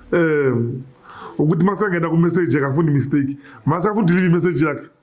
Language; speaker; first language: Zulu; native; Zulu